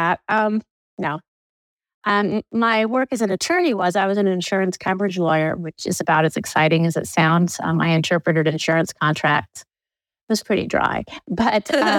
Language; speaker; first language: English; native; English